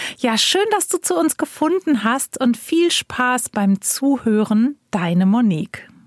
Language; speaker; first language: German; native; German